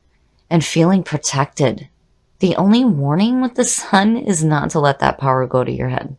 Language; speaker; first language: English; native; English